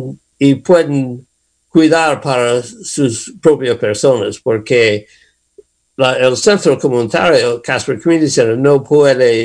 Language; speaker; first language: Spanish; non-native, learner; English